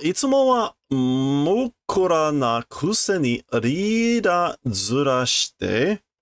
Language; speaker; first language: Japanese; non-native, learner; English